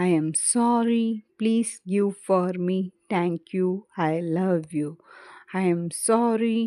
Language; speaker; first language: English; non-native, learner; Tamil